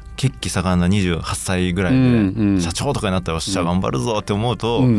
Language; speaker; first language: Japanese; native; Japanese